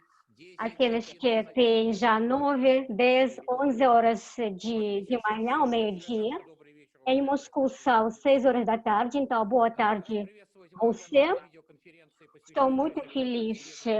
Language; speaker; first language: Portuguese; non-native, fluent; Russian